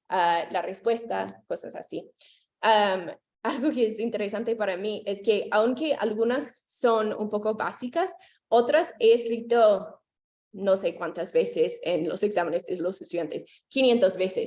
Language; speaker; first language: Spanish; non-native, fluent; English